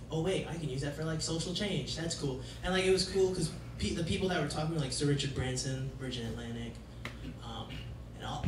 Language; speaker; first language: English; native; English